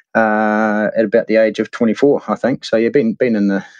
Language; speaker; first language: English; native; English